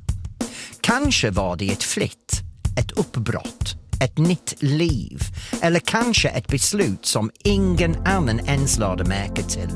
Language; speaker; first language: Swedish; non-native, fluent; English